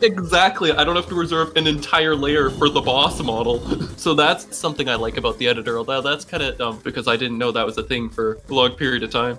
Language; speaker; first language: English; native; English